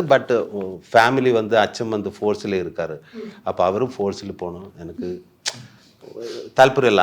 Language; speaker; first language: Tamil; non-native, learner; Malayalam